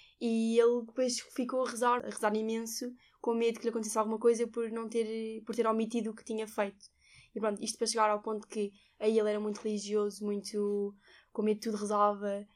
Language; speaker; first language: Portuguese; native; Portuguese